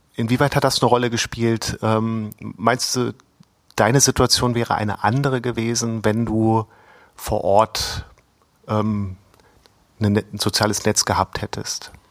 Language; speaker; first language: German; native; German